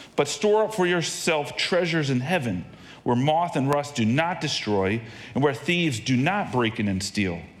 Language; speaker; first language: English; native; English